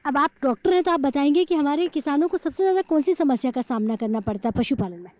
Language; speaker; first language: Hindi; native; Hindi